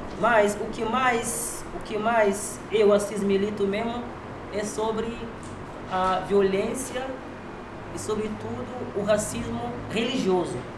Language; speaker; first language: Portuguese; non-native, local second language; Kabuverdianu